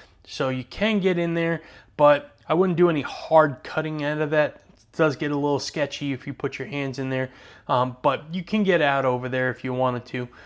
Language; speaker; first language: English; native; English